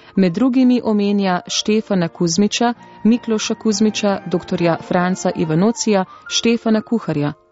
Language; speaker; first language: Slovenian; native; Slovenian